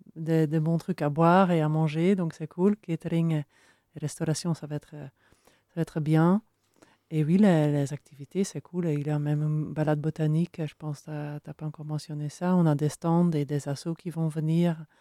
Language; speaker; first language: French; non-native, fluent; Dutch